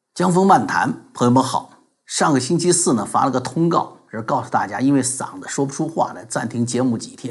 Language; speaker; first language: Chinese; native; Chinese